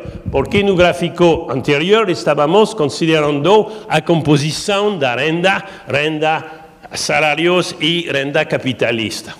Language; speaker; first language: Portuguese; non-native, learner; French